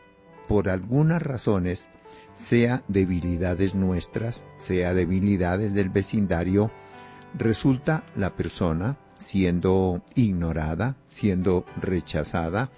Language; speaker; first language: Spanish; native; Spanish